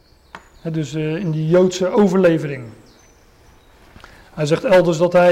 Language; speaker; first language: Dutch; native; Dutch